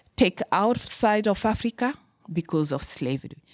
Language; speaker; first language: English; non-native, fluent; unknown